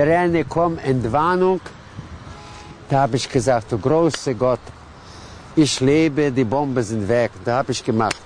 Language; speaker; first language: German; non-native, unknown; Russian